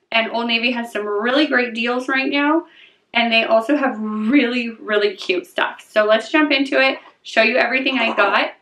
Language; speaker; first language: English; native; English